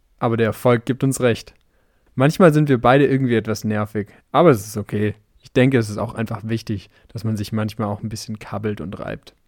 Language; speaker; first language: German; native; German